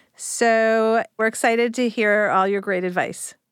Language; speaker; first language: English; native; English